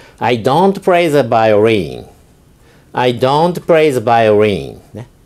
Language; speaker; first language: English; non-native, fluent; Japanese